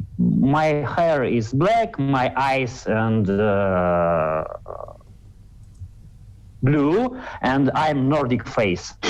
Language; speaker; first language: English; non-native, learner; Russian